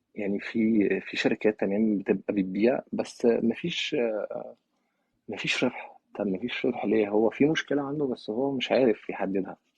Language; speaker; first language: Egyptian Arabic; native; Egyptian Arabic